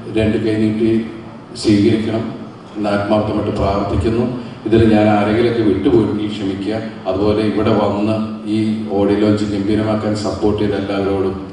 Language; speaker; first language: Malayalam; native; Malayalam